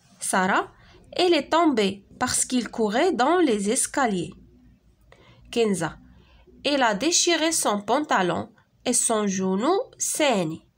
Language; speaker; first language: French; non-native, local second language; Arabic